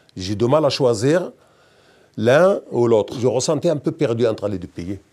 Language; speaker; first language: French; non-native, local second language; Berber languages